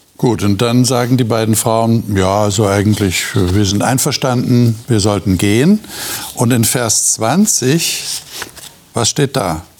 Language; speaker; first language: German; native; German